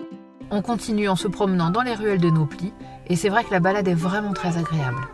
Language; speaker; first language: French; native; French